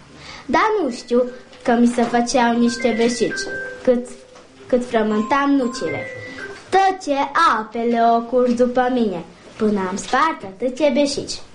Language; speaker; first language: Romanian; early bilingual, heritage; Romanian